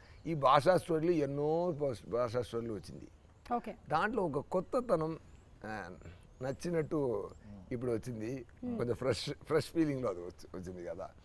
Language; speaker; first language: Telugu; non-native, fluent; Tamil